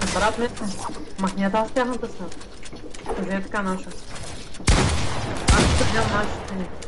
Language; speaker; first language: Bulgarian; native; Bulgarian